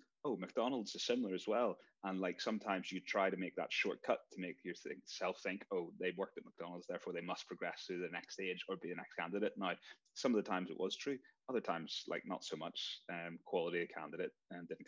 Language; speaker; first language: English; native; English